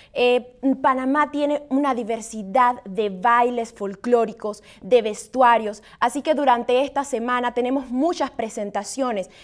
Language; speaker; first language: Spanish; native; Spanish